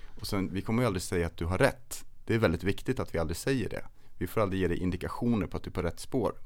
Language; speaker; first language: Swedish; native; Swedish